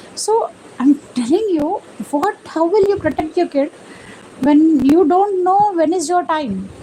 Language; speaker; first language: English; non-native, local second language; Telugu